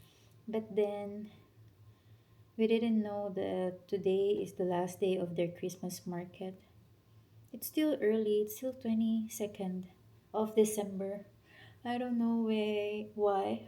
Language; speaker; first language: English; non-native, local second language; Filipino